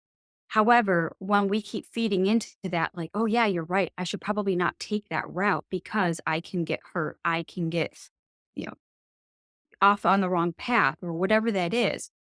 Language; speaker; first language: English; native; English